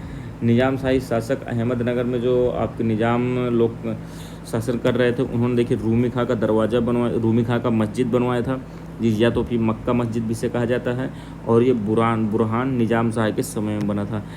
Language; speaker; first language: Hindi; native; Hindi